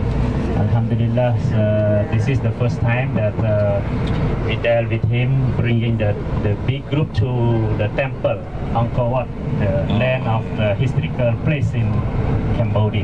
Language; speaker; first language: English; non-native, local second language; Khmer